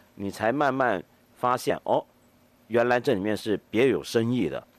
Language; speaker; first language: Chinese; native; Chinese